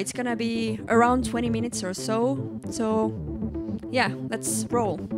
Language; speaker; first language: English; non-native, fluent; Estonian